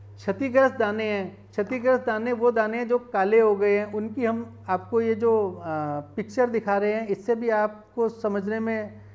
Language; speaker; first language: Hindi; native; Hindi